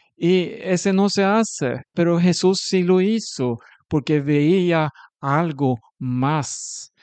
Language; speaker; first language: Spanish; non-native, fluent; Swedish